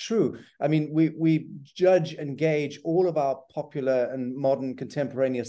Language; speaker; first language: English; native; English